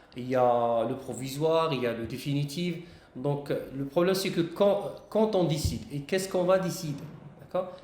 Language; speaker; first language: French; non-native, local second language; Arabic